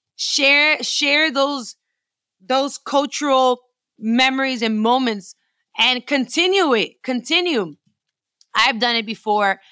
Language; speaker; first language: English; early bilingual, other home language; Spanish